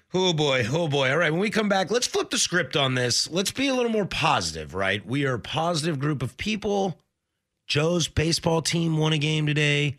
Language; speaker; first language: English; native; English